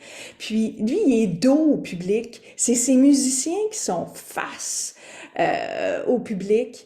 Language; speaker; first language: French; native; French